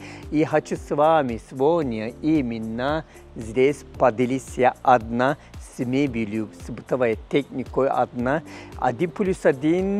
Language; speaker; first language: Russian; non-native, fluent; Turkish